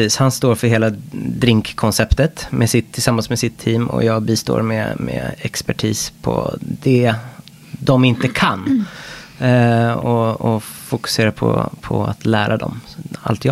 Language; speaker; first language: Swedish; non-native, fluent; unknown